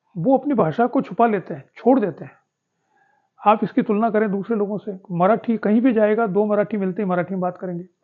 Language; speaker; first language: Hindi; native; Hindi